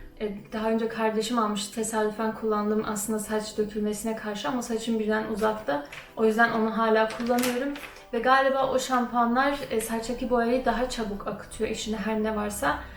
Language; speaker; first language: Turkish; early bilingual, other home language; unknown